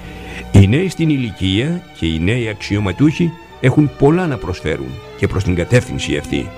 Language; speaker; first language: Greek; native; Greek